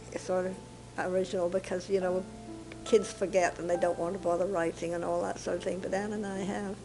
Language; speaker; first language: English; native; English